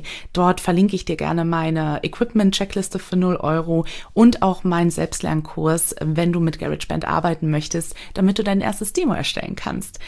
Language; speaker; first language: German; native; German